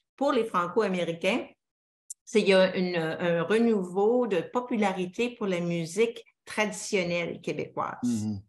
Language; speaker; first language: French; native; French